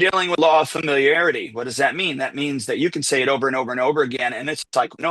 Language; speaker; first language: English; native; English